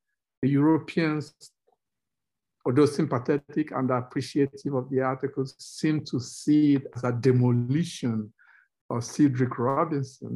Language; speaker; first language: English; non-native, local second language; Igbo